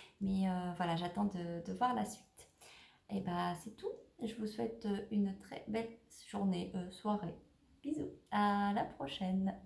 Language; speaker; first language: French; native; French